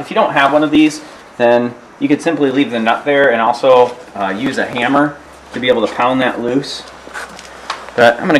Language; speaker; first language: English; native; English